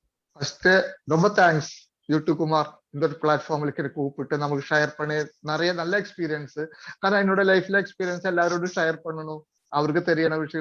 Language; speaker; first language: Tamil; non-native, learner; Malayalam